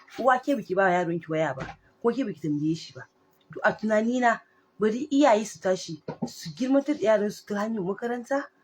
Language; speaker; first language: Hausa; non-native, local second language; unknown